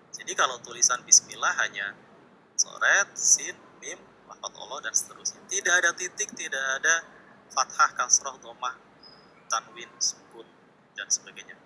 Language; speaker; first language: Indonesian; native; Indonesian